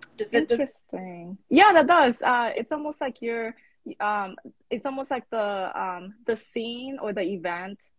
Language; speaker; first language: English; native; English